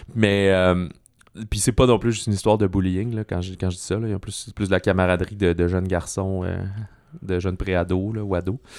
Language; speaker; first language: French; native; French